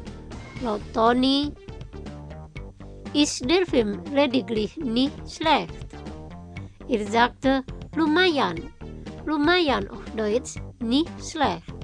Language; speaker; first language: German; non-native, fluent; Indonesian